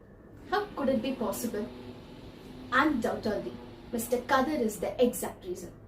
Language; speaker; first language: English; non-native, learner; Tamil